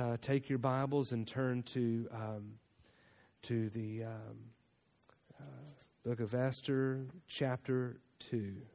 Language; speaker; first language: English; native; English